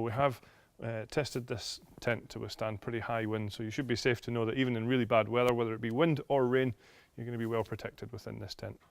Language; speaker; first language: English; native; English